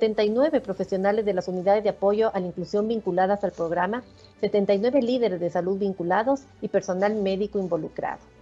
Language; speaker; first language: Spanish; native; Spanish